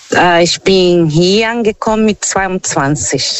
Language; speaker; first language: German; non-native, learner; Portuguese